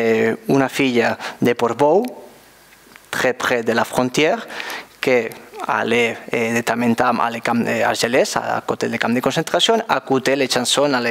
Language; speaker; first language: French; non-native, learner; Spanish